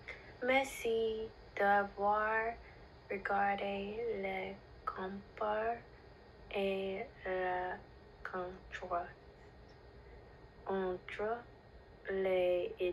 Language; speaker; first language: French; non-native, learner; English